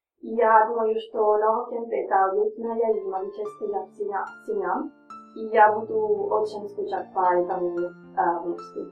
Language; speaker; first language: Russian; non-native, learner; Italian